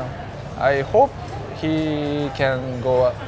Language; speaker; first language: English; non-native, learner; Japanese